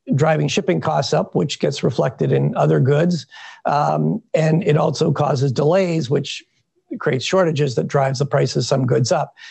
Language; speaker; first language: English; native; English